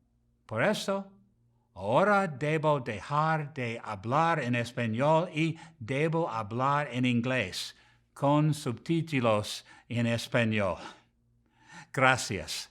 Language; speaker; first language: Spanish; non-native, learner; English